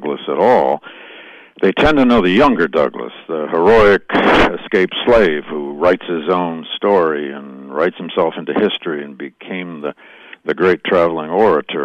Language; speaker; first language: English; native; English